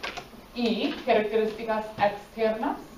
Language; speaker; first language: Spanish; non-native, fluent; English